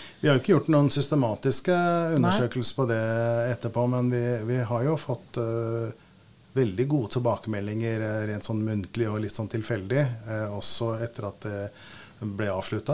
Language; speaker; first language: Norwegian; native; Norwegian